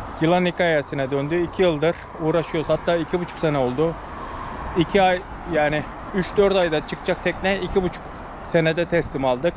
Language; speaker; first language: Turkish; native; Turkish